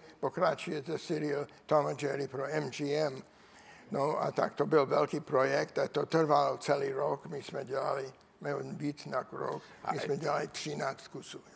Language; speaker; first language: Czech; non-native, learner; English